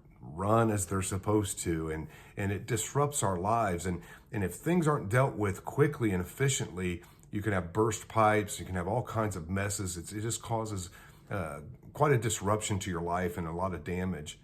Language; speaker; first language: English; native; English